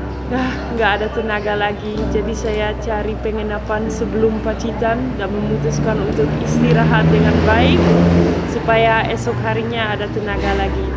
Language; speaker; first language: Indonesian; non-native, fluent; Dutch